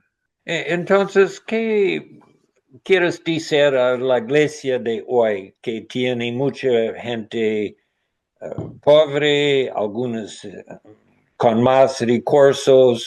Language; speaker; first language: Spanish; non-native, learner; English